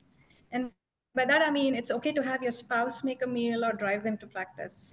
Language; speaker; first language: English; non-native, local second language; Telugu